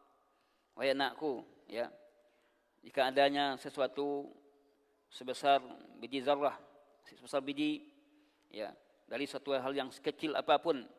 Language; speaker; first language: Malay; non-native, local second language; Minangkabau